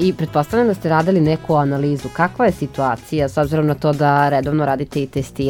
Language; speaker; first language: Serbian; native; Serbian